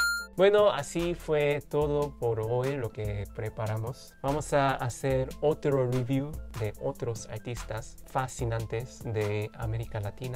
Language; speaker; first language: Spanish; non-native, fluent; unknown